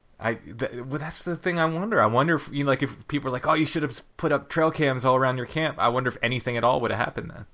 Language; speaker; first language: English; native; English